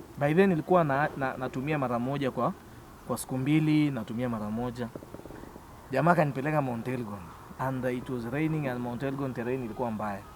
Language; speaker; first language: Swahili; native; Swahili